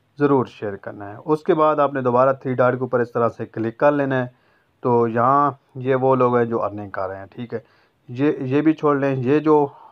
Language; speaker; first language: Urdu; non-native, local second language; Punjabi